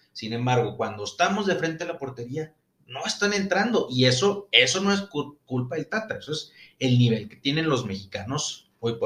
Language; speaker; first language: Spanish; native; Spanish